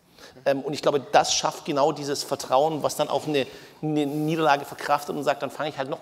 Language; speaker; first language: German; native; German